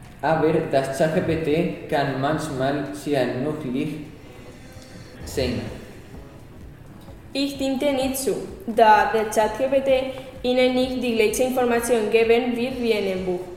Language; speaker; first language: German; non-native, learner; Spanish